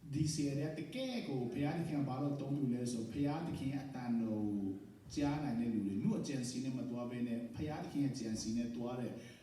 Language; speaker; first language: Burmese; non-native, local second language; Tedim Chin